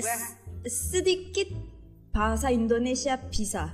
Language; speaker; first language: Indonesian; non-native, fluent; Korean